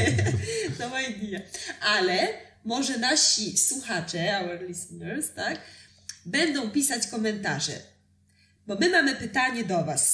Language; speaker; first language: Polish; native; Polish